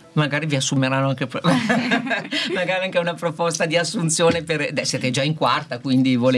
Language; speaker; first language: Italian; native; Italian